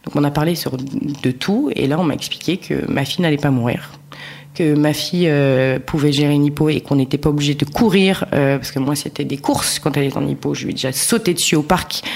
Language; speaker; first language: French; native; French